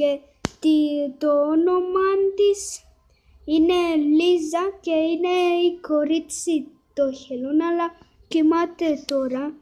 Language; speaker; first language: Greek; early bilingual, heritage; Greek